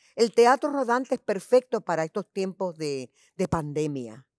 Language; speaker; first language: Spanish; early bilingual, heritage; Spanish